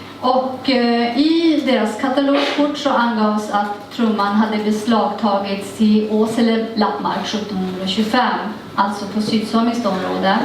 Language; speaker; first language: Swedish; native; Swedish